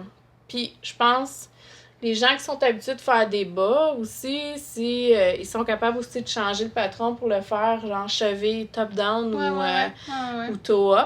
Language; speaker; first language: French; native; French